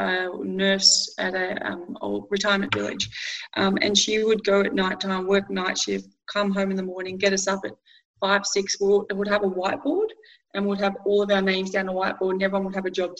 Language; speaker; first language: English; native; English